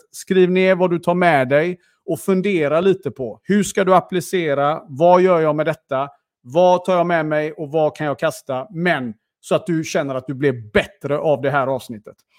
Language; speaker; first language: Swedish; native; Swedish